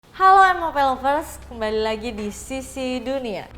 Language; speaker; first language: Indonesian; native; Indonesian